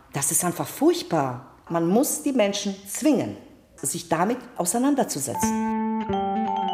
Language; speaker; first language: German; non-native, fluent; Bosnian